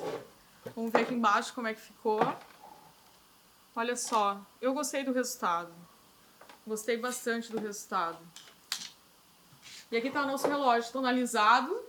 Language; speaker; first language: Portuguese; native; Portuguese